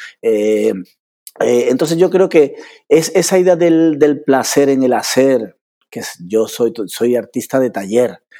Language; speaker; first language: Spanish; native; Spanish